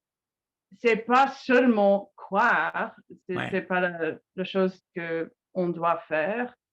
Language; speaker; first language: French; non-native, learner; English